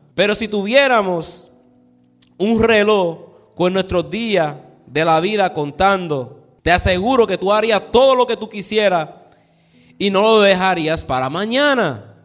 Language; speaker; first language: Spanish; early bilingual, heritage; Spanish